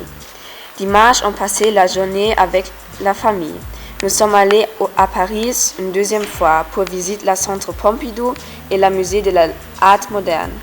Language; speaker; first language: French; non-native, learner; German